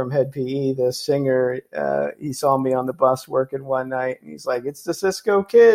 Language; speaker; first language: English; native; English